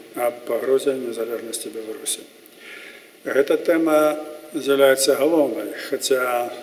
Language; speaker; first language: Russian; non-native, local second language; Belarusian